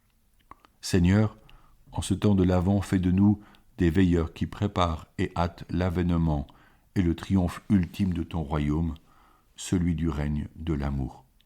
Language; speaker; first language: French; native; French